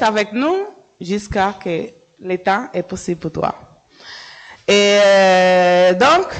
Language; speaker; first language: French; non-native, fluent; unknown